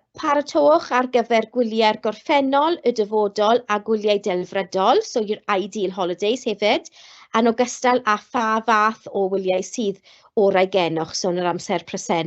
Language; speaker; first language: Welsh; non-native, local second language; English